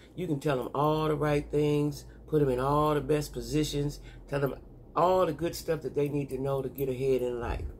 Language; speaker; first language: English; native; English